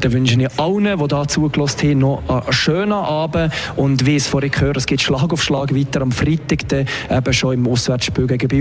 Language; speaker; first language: German; native; German